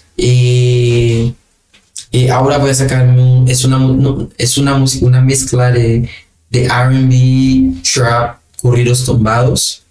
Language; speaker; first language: Spanish; non-native, fluent; Haitian Creole